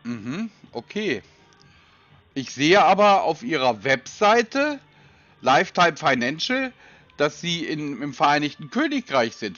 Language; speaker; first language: German; native; German